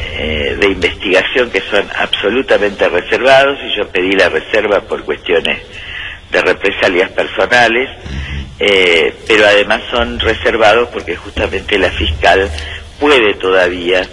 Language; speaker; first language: Spanish; native; Spanish